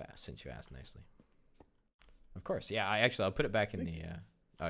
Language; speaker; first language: English; native; English